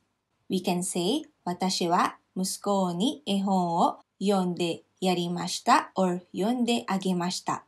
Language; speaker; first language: Japanese; non-native, fluent; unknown